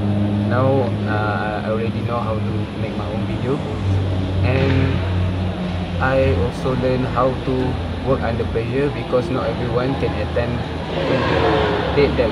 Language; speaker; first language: English; non-native, local second language; Malay